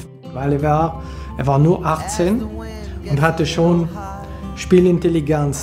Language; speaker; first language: German; non-native, fluent; French